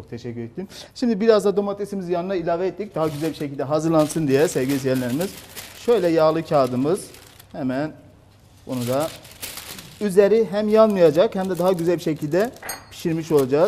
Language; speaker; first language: Turkish; native; Turkish